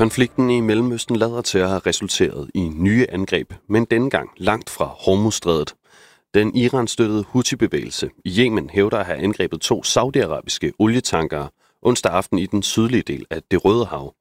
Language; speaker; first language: Danish; native; Danish